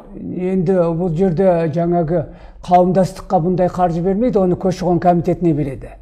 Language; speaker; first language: Kazakh; early bilingual, heritage; Kazakh